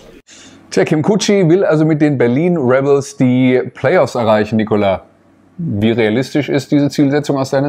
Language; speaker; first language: German; native; German